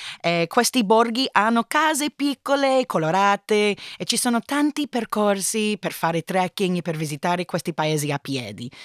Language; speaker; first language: Italian; non-native, learner; English